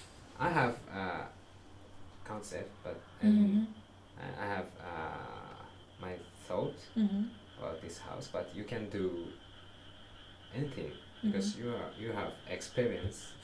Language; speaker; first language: English; non-native, learner; Japanese